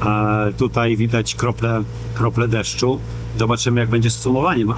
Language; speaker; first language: Polish; native; Polish